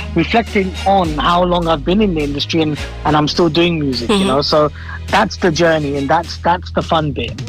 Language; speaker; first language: English; native; English